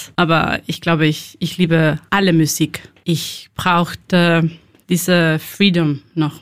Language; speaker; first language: German; non-native, learner; Spanish